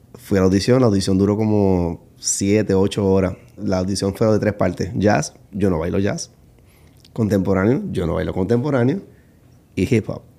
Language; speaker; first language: Spanish; native; Spanish